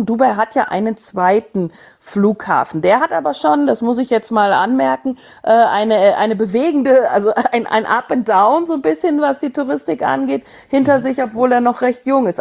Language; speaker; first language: German; native; German